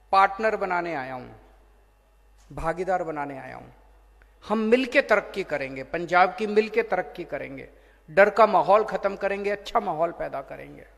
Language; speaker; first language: Hindi; native; Hindi